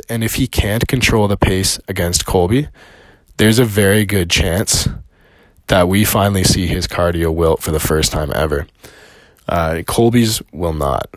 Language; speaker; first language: English; native; English